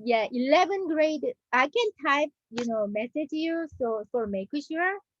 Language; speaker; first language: English; non-native, learner; Korean